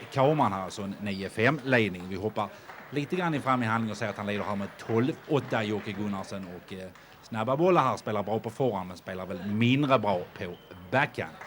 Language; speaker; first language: Swedish; native; Swedish